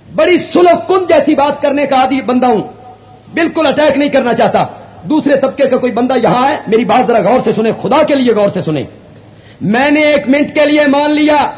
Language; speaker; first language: Urdu; non-native, local second language; Punjabi